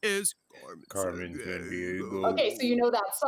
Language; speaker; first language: English; native; English